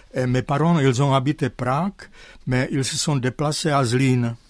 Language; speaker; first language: French; non-native, fluent; Czech